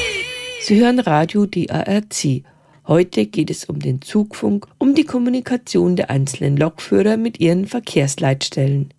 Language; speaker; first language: German; native; German